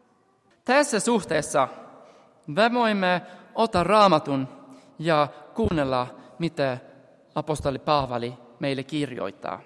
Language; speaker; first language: Finnish; non-native, fluent; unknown